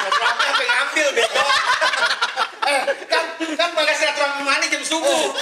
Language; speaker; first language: Indonesian; native; Indonesian